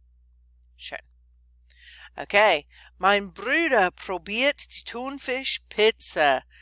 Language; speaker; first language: German; non-native, fluent; English